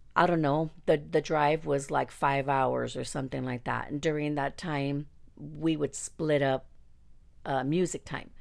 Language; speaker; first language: English; early bilingual, other home language; Spanish